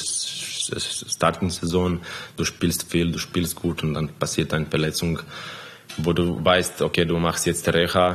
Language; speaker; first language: German; non-native, fluent; Croatian